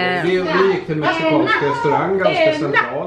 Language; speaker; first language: Swedish; native; Swedish